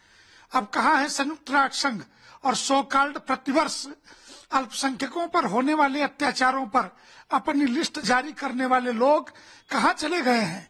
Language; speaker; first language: Hindi; native; Hindi